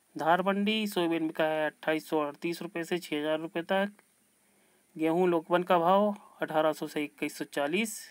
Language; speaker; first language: Hindi; native; Hindi